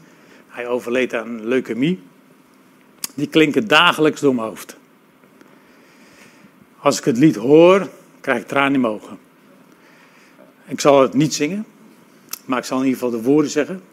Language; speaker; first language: Dutch; native; Dutch